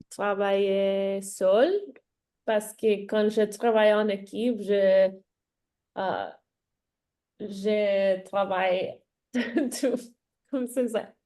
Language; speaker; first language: French; non-native, learner; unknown